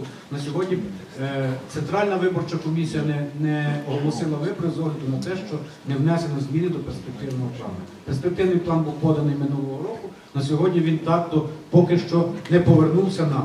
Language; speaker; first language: Ukrainian; native; Ukrainian